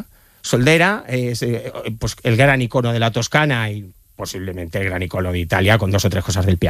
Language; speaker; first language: Spanish; native; Spanish